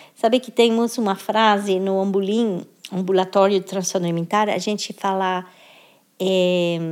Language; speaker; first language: Portuguese; non-native, fluent; French